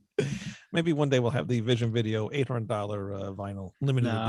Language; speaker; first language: English; native; English